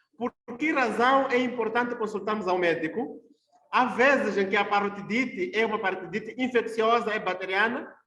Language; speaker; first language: Portuguese; non-native, local second language; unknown